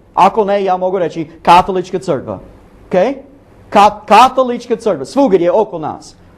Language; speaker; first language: Bosnian; non-native, learner; English